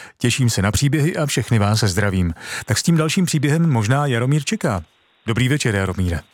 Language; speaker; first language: Czech; native; Czech